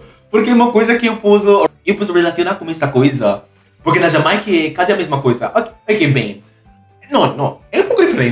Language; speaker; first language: Portuguese; non-native, learner; English